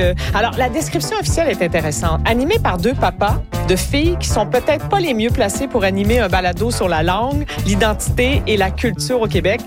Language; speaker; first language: French; native; French